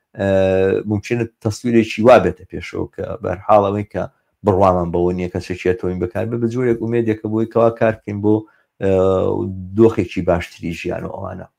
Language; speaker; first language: Central Kurdish; native; Central Kurdish